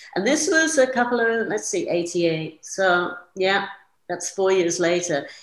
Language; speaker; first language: English; native; English